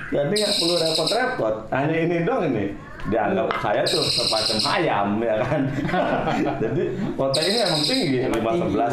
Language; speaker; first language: Indonesian; non-native, local second language; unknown